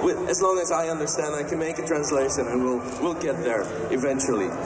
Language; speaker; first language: English; non-native, fluent; French